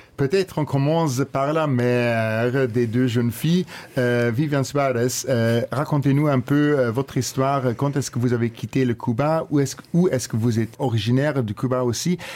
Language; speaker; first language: French; non-native, local second language; Luxembourgish